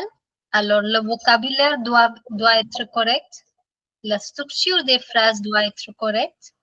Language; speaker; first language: French; non-native, fluent; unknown